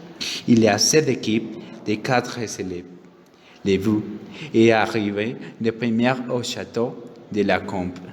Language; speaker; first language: French; non-native, learner; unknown